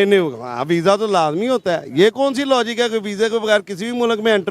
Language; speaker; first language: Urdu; non-native, local second language; Punjabi